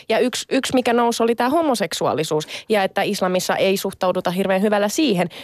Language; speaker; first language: Finnish; early bilingual, other home language; Sinhala